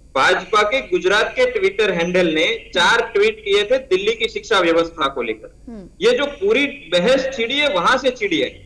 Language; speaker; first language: Hindi; non-native, local second language; Gujarati